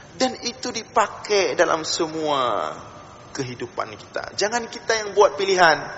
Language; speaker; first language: Malay; non-native, local second language; Achinese